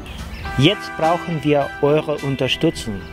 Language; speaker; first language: German; non-native, learner; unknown